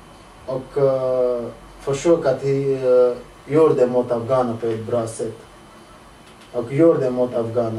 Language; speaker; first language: Swedish; non-native, learner; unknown